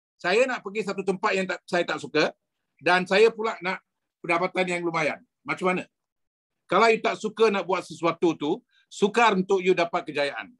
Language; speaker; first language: Malay; non-native, local second language; Tamil